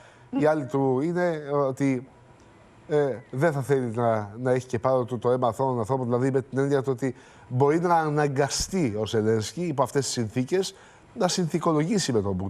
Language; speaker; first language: Greek; native; Greek